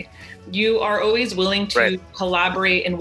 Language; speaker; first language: English; early bilingual, other home language; Spanish